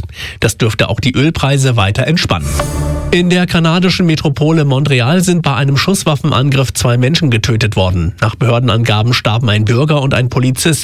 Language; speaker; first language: German; native; German